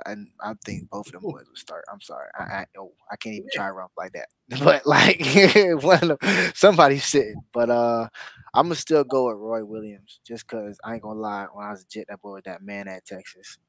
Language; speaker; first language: English; native; English